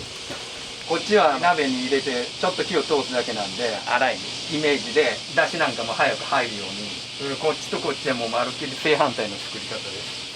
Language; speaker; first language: Japanese; native; Japanese